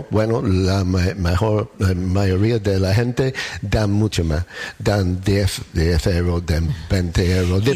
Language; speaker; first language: Spanish; non-native, learner; English